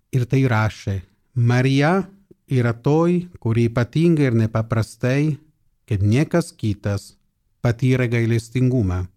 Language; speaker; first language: Lithuanian; non-native, fluent; Italian